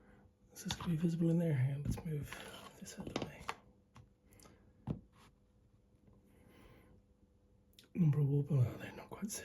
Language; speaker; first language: English; native; English